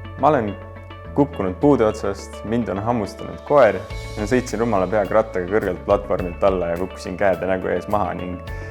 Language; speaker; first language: Estonian; early bilingual, other home language; Russian